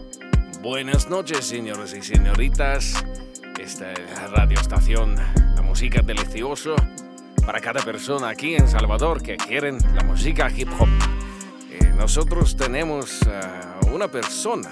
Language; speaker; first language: Spanish; non-native, learner; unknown